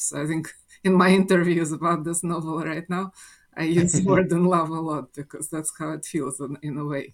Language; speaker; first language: English; non-native, fluent; Russian